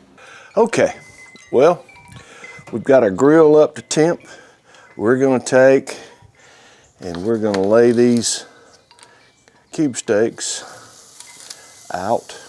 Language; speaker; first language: English; native; English